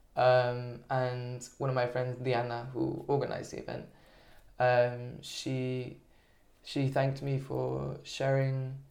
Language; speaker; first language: English; native; English